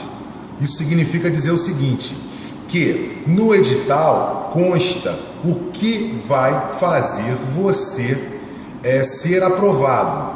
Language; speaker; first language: Portuguese; native; Portuguese